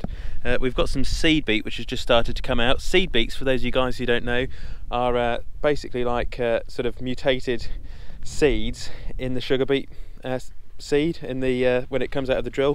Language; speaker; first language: English; native; English